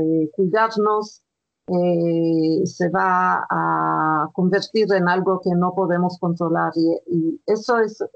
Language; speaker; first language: Spanish; non-native, fluent; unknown